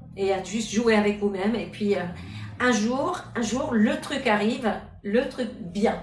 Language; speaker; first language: French; non-native, fluent; English